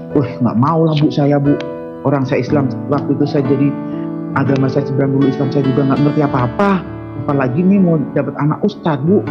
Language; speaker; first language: Indonesian; non-native, local second language; Sundanese